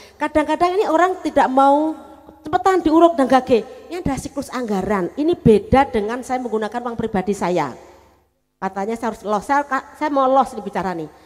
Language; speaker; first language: Indonesian; non-native, local second language; Javanese